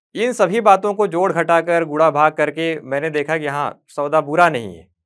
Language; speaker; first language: Hindi; native; Hindi